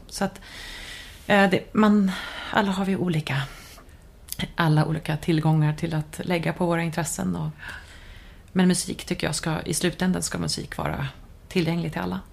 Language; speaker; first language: Swedish; native; Swedish